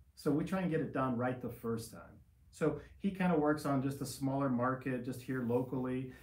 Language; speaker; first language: English; native; English